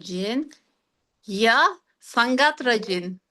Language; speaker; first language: Indonesian; non-native, learner; Turkish